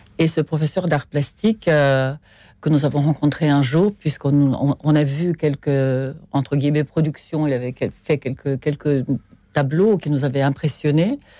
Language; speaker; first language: French; non-native, fluent; Russian